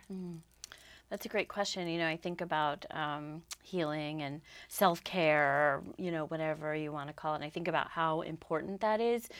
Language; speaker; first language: English; native; English